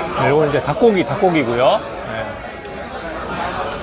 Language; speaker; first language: Korean; native; Korean